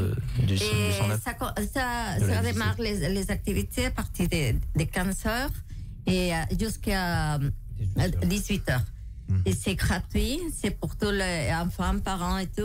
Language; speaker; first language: French; non-native, local second language; Spanish